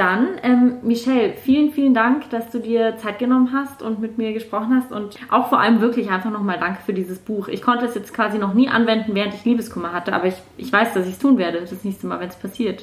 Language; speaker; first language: German; native; German